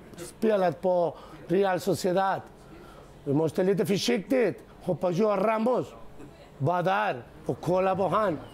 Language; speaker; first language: Swedish; non-native, learner; Spanish